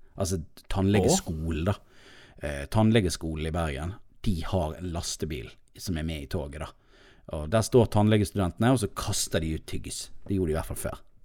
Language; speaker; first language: Norwegian; native; Norwegian